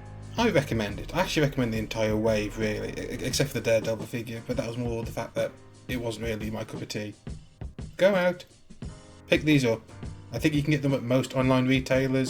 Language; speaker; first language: English; native; English